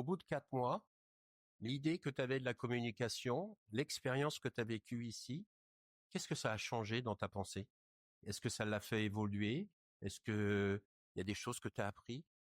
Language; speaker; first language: French; native; French